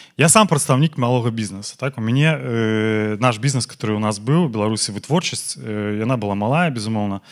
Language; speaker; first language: Belarusian; non-native, local second language; Russian